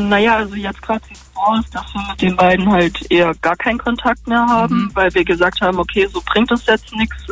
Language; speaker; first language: German; native; German